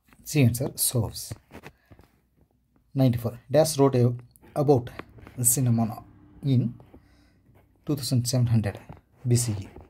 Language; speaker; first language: English; non-native, local second language; Tamil